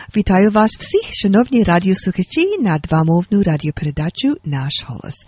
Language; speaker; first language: Ukrainian; early bilingual, other home language; English